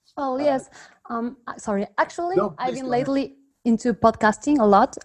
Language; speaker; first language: English; non-native, fluent; Spanish